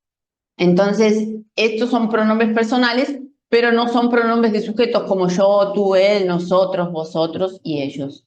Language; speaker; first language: Spanish; non-native, fluent; Portuguese